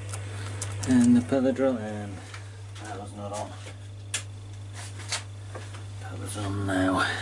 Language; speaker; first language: English; native; English